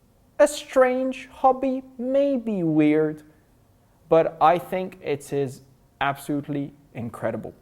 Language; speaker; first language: English; non-native, fluent; Russian